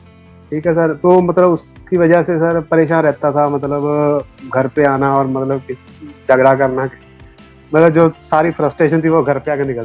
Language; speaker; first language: Hindi; native; Hindi